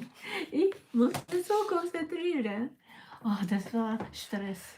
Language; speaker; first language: German; non-native, learner; Japanese